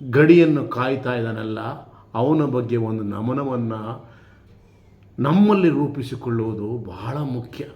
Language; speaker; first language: Kannada; native; Kannada